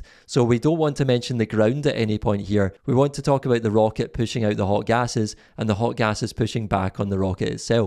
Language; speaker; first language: English; native; English